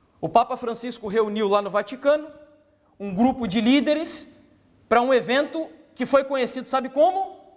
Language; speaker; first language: Portuguese; native; Portuguese